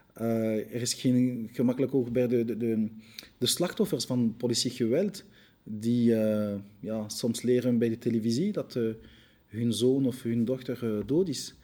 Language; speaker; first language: Dutch; non-native, local second language; French